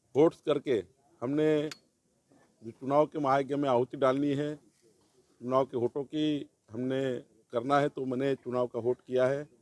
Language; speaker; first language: Hindi; non-native, local second language; Marathi